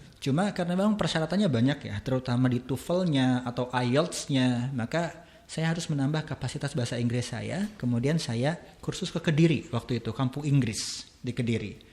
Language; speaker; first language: Indonesian; non-native, local second language; Sundanese